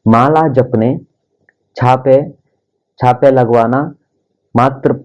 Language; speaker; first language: Hindi; non-native, local second language; Kannada